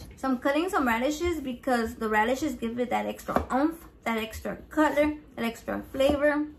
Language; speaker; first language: English; early bilingual, other home language; Spanish